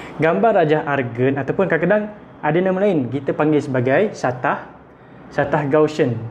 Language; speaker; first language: Malay; native; Malay